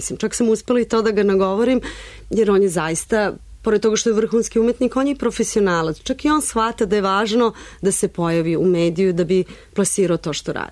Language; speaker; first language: Serbian; native; Serbian